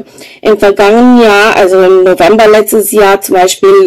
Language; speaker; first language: German; non-native, fluent; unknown